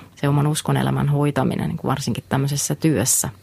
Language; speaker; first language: Finnish; native; Finnish